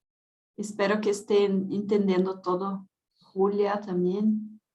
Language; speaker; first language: Spanish; non-native, fluent; Portuguese